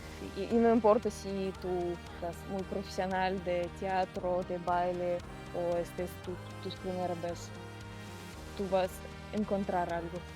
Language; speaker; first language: Spanish; non-native, learner; Russian